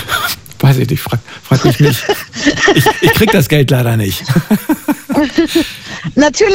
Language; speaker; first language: German; native; German